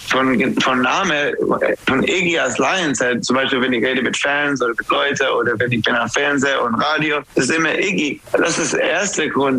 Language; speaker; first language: German; non-native, fluent; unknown